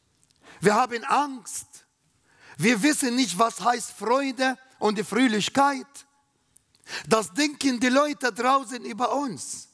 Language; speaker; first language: German; non-native, learner; Arabic